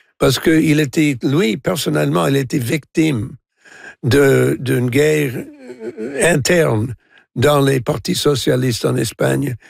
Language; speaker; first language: French; non-native, local second language; English